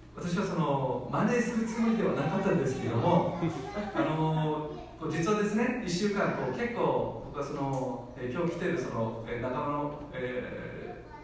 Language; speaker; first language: Japanese; non-native, fluent; Korean